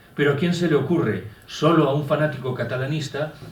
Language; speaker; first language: Spanish; native; Spanish